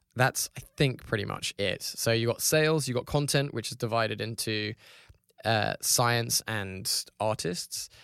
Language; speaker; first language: English; native; English